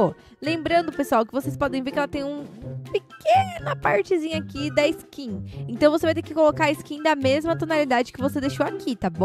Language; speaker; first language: Portuguese; native; Portuguese